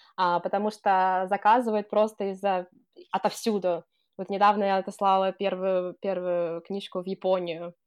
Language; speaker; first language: Russian; non-native, fluent; English